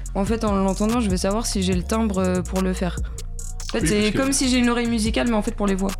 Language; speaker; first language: French; native; French